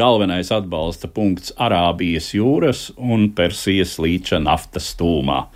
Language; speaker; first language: Latvian; native; Latvian